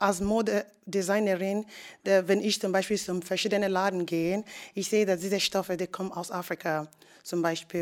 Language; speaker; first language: German; non-native, learner; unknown